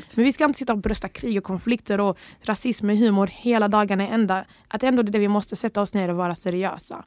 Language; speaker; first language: Swedish; early bilingual, other home language; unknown